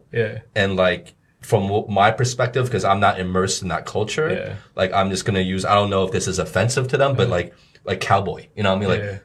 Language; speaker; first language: English; native; English